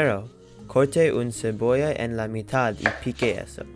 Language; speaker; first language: Spanish; non-native, learner; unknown